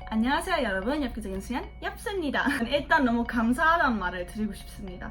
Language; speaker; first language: Korean; early bilingual, heritage; Korean